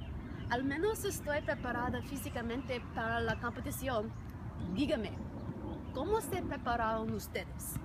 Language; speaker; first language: Spanish; non-native, learner; English